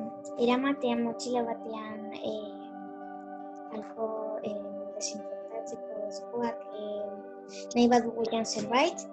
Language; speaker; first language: Basque; non-native, local second language; Spanish